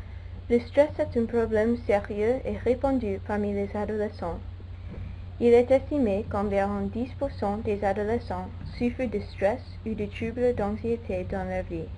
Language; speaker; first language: French; non-native, learner; English